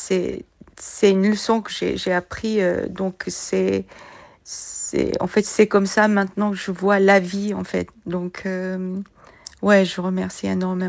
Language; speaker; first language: French; non-native, fluent; Korean